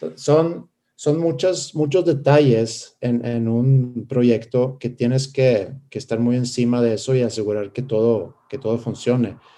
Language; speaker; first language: Spanish; non-native, fluent; Swedish